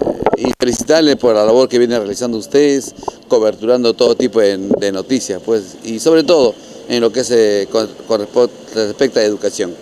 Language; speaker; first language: Spanish; native; Spanish